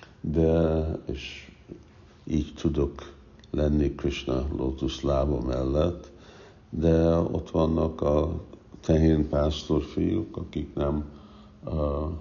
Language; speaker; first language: Hungarian; non-native, fluent; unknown